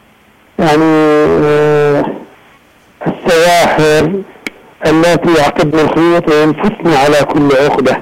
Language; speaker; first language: Arabic; native; Arabic